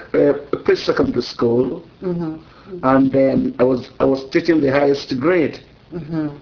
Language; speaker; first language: English; non-native, local second language; Yoruba